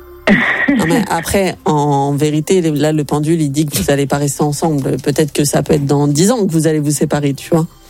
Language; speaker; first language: French; native; French